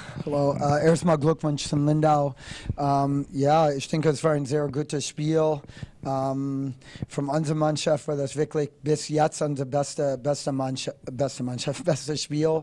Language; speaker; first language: German; non-native, fluent; English